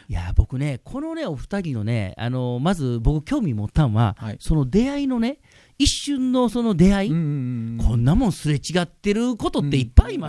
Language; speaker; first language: Japanese; native; Japanese